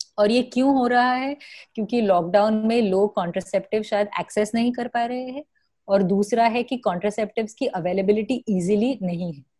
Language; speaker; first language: Hindi; non-native, local second language; Marathi